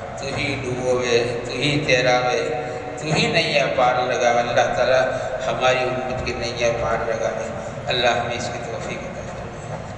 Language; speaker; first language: Urdu; non-native, local second language; Gujarati